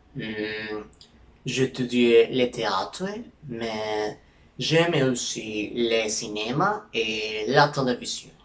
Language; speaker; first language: French; non-native, learner; Spanish